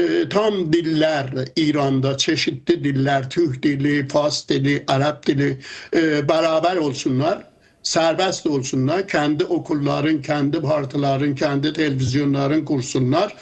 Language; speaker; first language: Turkish; non-native, fluent; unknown